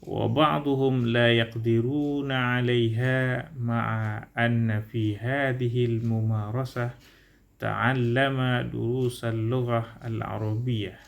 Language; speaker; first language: Arabic; non-native, learner; Indonesian